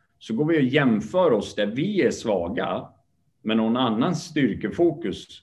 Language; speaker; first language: Swedish; early bilingual, other home language; Kurdish